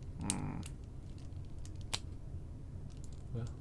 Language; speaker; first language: Korean; native; Korean